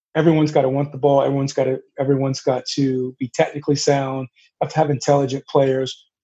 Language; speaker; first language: English; native; English